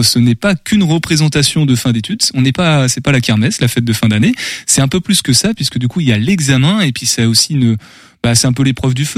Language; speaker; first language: French; native; French